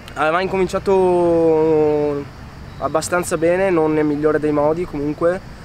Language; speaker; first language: Italian; native; Italian